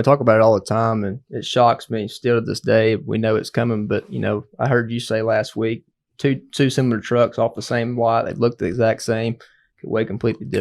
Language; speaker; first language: English; native; English